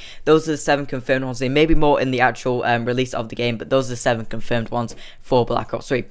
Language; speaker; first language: English; native; English